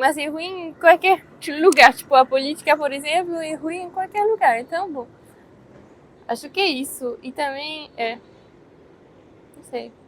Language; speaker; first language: Portuguese; non-native, fluent; French